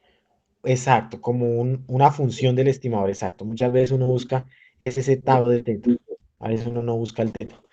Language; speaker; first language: Spanish; native; Spanish